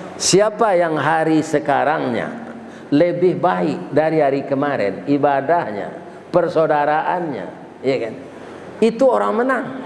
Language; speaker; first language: Malay; non-native, local second language; Minangkabau